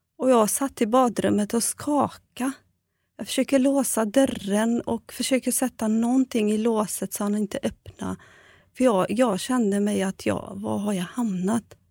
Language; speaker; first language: Swedish; non-native, fluent; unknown